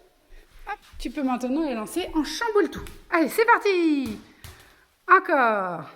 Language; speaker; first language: French; native; French